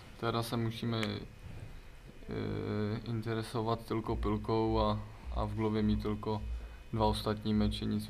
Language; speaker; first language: Polish; non-native, fluent; Czech